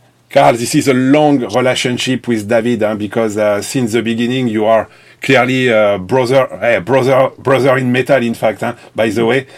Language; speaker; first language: English; non-native, learner; French